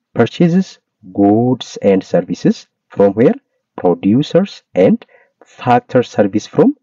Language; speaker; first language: English; non-native, local second language; Amharic